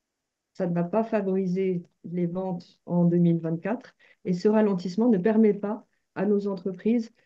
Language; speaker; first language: French; native; French